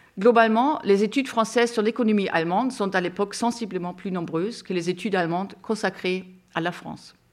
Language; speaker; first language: French; non-native, fluent; German